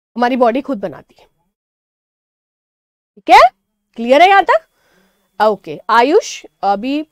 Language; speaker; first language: Hindi; native; Hindi